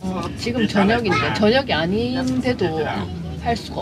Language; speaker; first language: Korean; native; Korean